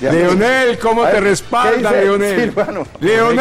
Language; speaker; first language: Spanish; native; Spanish